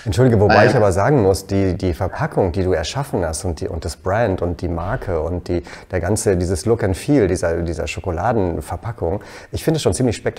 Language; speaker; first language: German; native; German